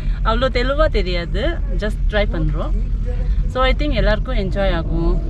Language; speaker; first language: Tamil; non-native, local second language; Tibetan